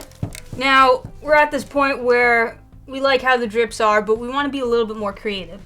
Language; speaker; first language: English; native; English